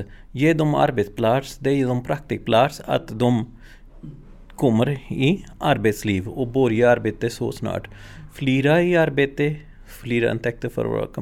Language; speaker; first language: Swedish; non-native, learner; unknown